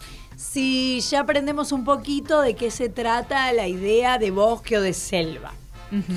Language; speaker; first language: Spanish; native; Spanish